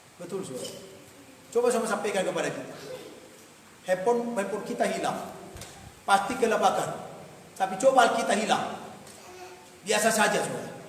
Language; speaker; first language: Indonesian; non-native, local second language; Batak Toba